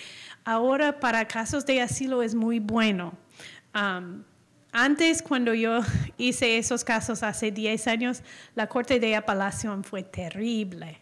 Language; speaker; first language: Spanish; non-native, fluent; English